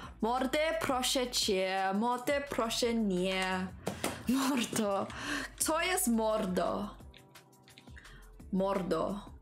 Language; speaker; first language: Polish; non-native, learner; Chinese